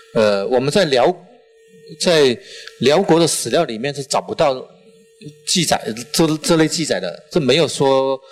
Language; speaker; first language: Chinese; non-native, local second language; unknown